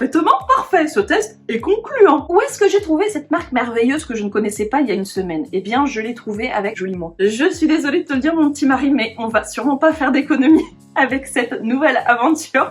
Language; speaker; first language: French; native; French